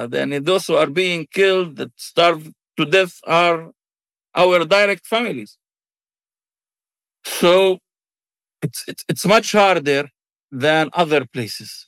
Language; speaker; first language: English; non-native, fluent; Arabic